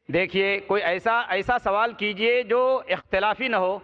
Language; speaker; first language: Hindi; native; Hindi